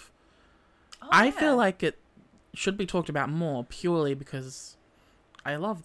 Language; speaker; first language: English; native; English